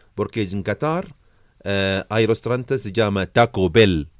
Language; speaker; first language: Spanish; non-native, learner; Arabic